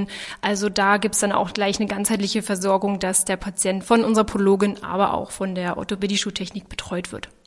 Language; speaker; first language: German; native; German